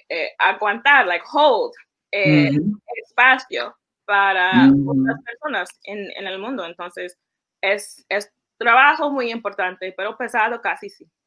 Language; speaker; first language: Spanish; early bilingual, heritage; English